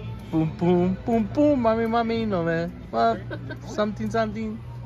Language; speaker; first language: English; early bilingual, other home language; Spanish